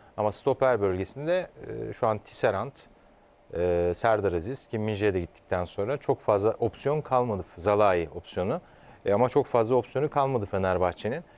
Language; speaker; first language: Turkish; native; Turkish